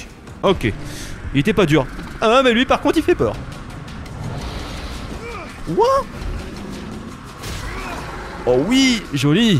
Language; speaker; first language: French; native; French